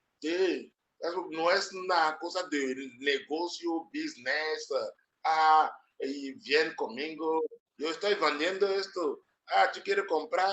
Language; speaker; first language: Spanish; non-native, learner; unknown